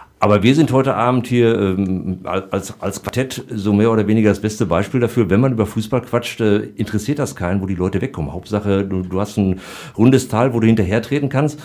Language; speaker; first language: German; native; German